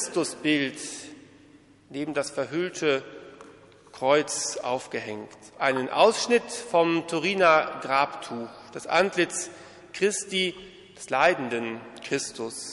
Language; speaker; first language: German; native; German